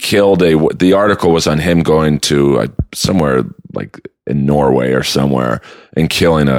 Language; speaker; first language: English; native; English